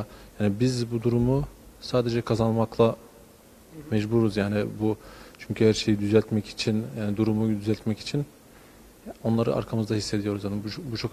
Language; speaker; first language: Turkish; early bilingual, heritage; Turkish